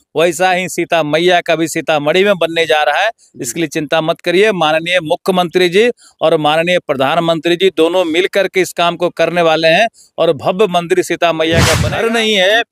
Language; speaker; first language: Hindi; native; Hindi